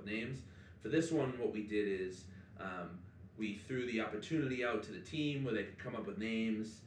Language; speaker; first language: English; native; English